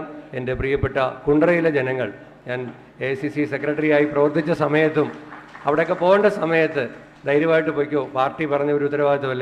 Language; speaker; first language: Malayalam; native; Malayalam